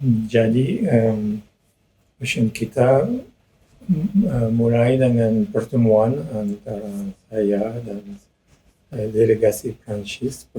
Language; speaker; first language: Indonesian; non-native, learner; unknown